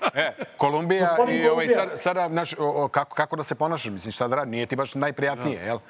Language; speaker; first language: Serbian; native; Serbian